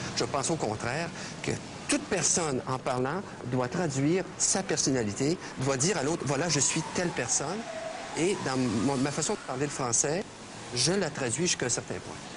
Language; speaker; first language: French; native; French